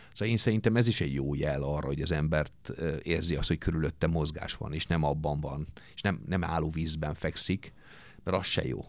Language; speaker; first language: Hungarian; non-native, fluent; Italian